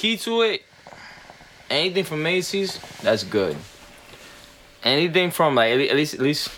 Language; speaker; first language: English; early bilingual, other home language; Spanish